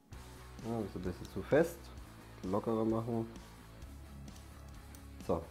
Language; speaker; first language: German; native; German